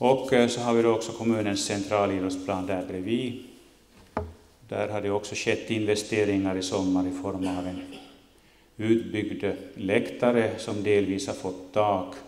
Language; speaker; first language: Swedish; native; Swedish